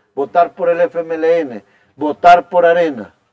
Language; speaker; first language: Spanish; native; Spanish